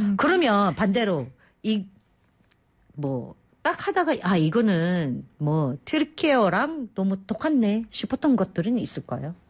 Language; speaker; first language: Korean; native; Korean